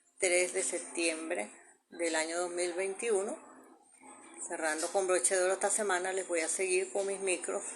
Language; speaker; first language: Spanish; native; Spanish